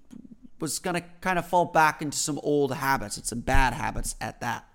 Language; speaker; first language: English; native; English